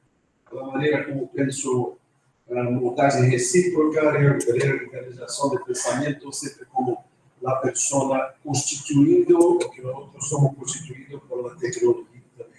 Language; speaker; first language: Spanish; non-native, fluent; Portuguese